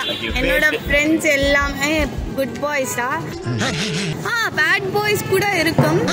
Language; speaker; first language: Tamil; non-native, learner; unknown